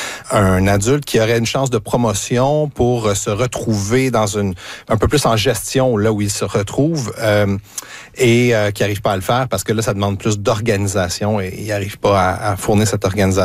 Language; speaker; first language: French; native; French